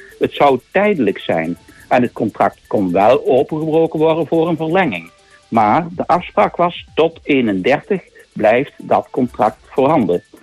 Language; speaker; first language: Dutch; native; Dutch